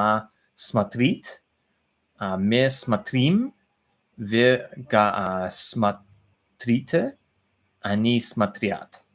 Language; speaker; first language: Russian; non-native, learner; English